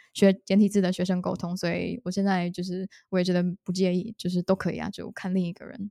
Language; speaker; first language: Chinese; native; Chinese